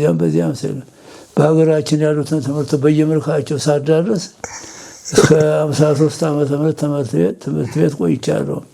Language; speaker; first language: Amharic; native; Amharic